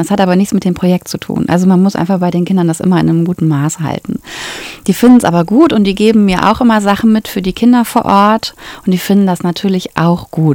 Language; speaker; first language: German; native; German